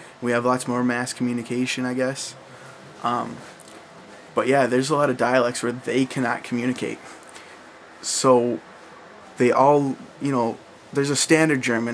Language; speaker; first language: English; early bilingual, other home language; German